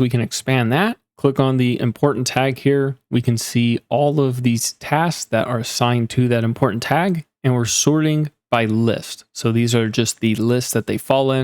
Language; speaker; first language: English; native; English